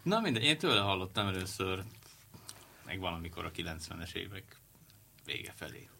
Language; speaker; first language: Hungarian; native; Hungarian